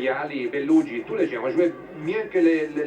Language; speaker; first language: French; non-native, fluent; Italian